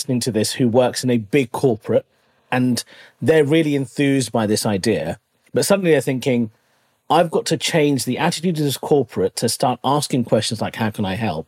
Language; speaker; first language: English; native; English